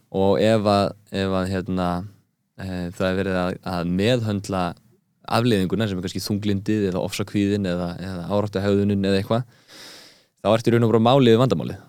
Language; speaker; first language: Icelandic; early bilingual, heritage; Icelandic